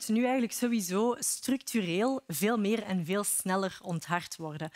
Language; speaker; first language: Dutch; native; Dutch